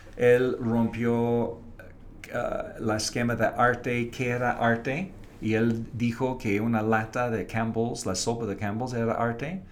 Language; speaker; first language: Spanish; non-native, fluent; English